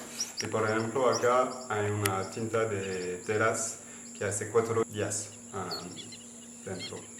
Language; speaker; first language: Spanish; non-native, learner; French